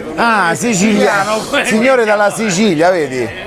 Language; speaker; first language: Italian; native; Italian